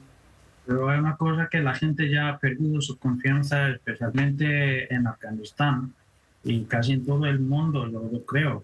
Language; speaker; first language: Spanish; non-native, fluent; Persian